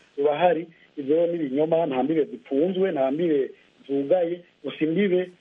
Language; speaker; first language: Rundi; native; Rundi